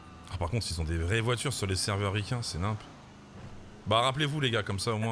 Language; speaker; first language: French; native; French